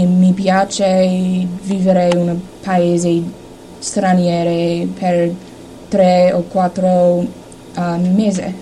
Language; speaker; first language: Italian; non-native, learner; English